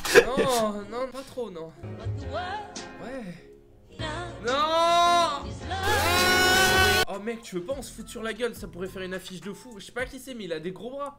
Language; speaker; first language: French; native; French